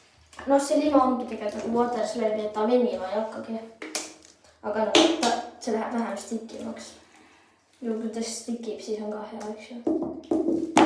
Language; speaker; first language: Estonian; early bilingual, heritage; Estonian